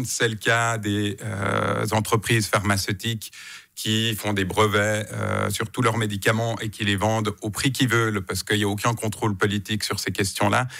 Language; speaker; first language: French; native; French